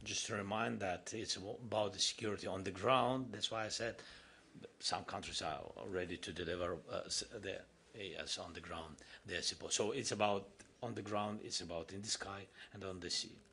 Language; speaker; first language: English; non-native, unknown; Ukrainian